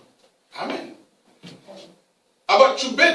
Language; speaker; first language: German; non-native, learner; Romanian